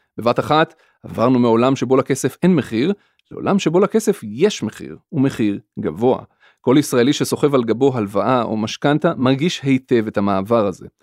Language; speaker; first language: Hebrew; native; Hebrew